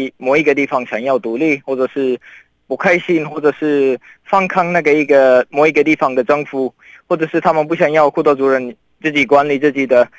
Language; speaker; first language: Chinese; non-native, fluent; Arabic